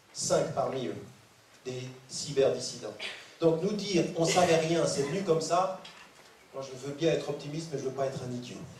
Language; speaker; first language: French; native; French